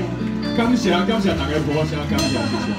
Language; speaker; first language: Chinese; native; Chinese